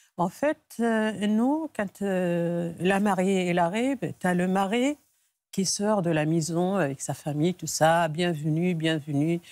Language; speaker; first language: French; non-native, local second language; Arabic